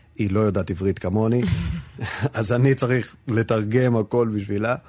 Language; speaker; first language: Hebrew; non-native, fluent; Spanish